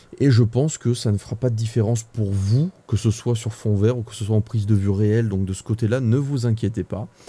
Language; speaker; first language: French; native; French